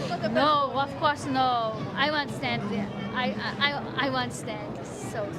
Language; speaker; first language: English; non-native, learner; Portuguese